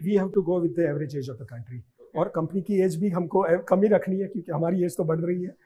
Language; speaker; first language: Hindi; non-native, local second language; Gujarati